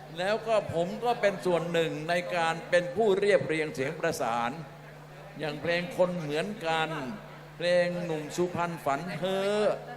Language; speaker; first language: Thai; native; Thai